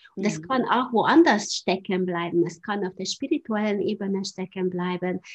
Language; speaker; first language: German; non-native, fluent; Hungarian